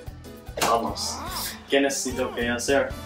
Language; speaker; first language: Spanish; non-native, learner; English